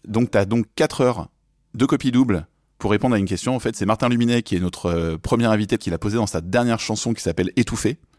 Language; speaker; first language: French; native; French